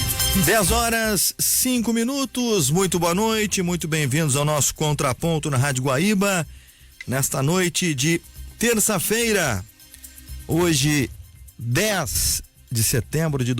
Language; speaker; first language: Portuguese; native; Portuguese